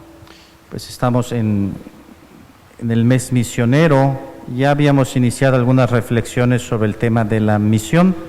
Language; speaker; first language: Spanish; native; Spanish